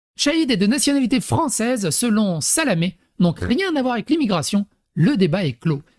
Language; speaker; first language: French; early bilingual, other home language; Serbian